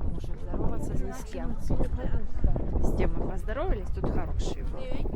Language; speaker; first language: Russian; native; Russian